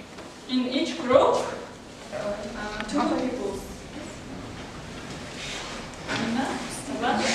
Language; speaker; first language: English; non-native, learner; Kazakh